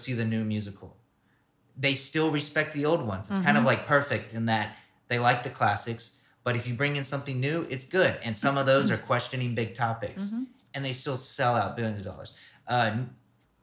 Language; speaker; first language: English; native; English